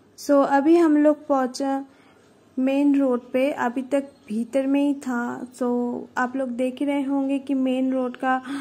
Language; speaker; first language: Hindi; non-native, local second language; Bangla